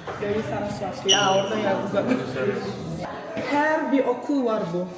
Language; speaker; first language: Turkish; non-native, learner; Indonesian